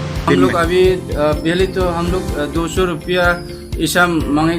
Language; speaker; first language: Hindi; non-native, local second language; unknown